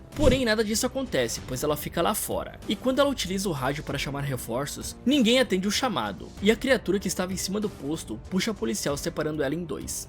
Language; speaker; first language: Portuguese; native; Portuguese